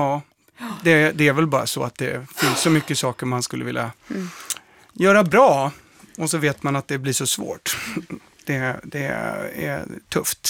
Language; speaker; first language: Swedish; native; Swedish